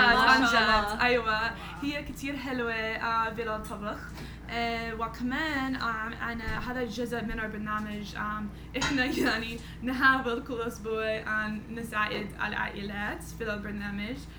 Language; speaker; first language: Arabic; non-native, learner; English